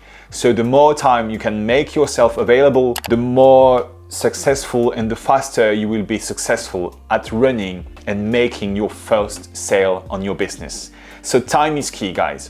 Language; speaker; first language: English; non-native, fluent; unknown